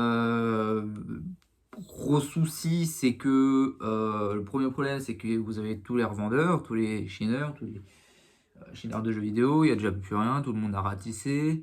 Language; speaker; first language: French; native; French